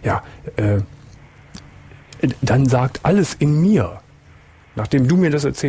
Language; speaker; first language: German; native; German